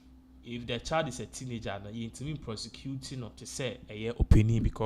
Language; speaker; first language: English; non-native, local second language; Akan